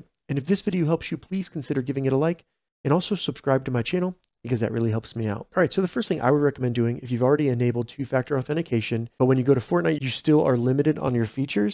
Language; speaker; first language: English; native; English